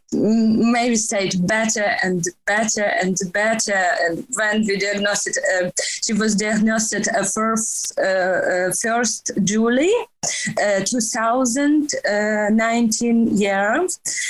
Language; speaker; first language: English; non-native, learner; Ukrainian